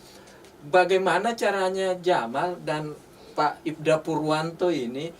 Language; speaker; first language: Indonesian; native; Indonesian